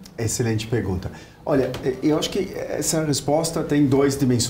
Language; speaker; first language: Portuguese; non-native, fluent; German